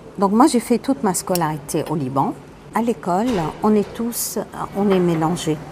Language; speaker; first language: French; non-native, local second language; Arabic